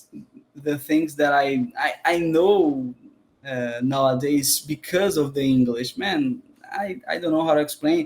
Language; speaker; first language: English; non-native, learner; Portuguese